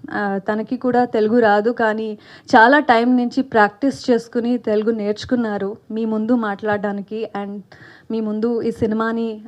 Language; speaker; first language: Telugu; non-native, learner; Kannada